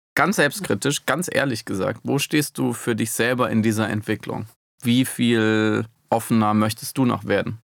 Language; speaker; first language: German; native; German